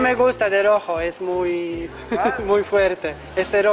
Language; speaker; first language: Spanish; non-native, learner; Polish